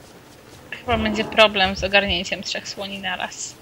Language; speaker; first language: Polish; native; Polish